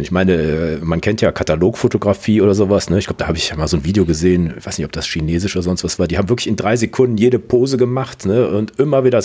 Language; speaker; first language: German; native; German